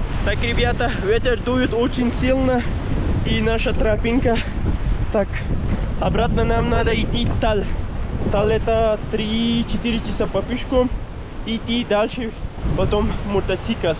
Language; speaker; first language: Russian; non-native, learner; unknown